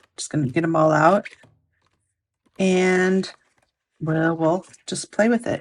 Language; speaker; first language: English; native; English